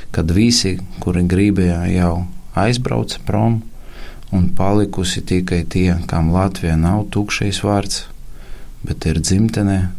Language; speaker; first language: Latvian; non-native, local second language; Russian